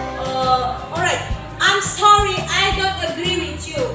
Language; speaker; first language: English; non-native, learner; Indonesian